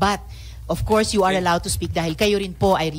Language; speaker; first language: Filipino; native; Filipino